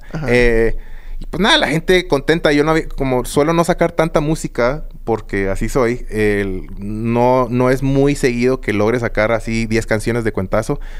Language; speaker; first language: Spanish; native; Spanish